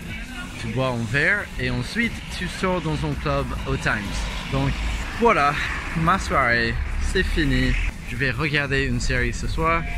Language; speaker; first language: French; non-native, fluent; English